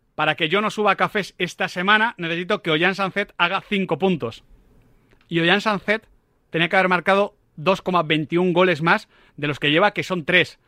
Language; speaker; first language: Spanish; native; Spanish